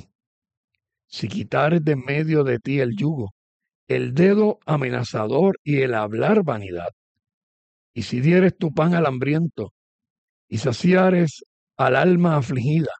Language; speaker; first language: Spanish; native; Spanish